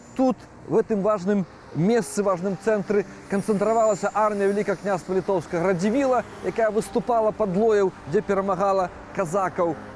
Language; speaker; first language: Belarusian; native; Belarusian